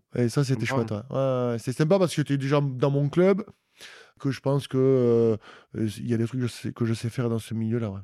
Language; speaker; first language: French; native; French